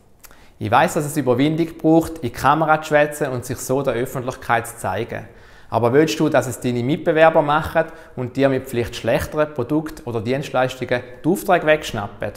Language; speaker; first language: German; native; German